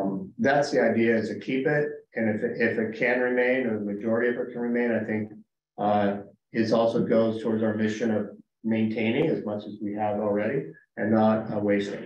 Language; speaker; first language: English; native; English